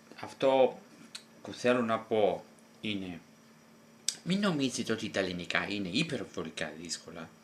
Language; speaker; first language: Greek; non-native, fluent; Italian